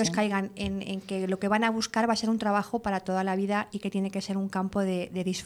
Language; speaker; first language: Spanish; native; Spanish